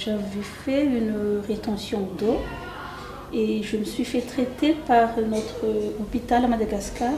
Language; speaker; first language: French; non-native, local second language; Malagasy